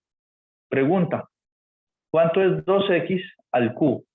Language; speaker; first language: Spanish; native; Spanish